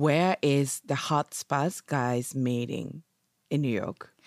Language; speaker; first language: English; non-native, learner; Japanese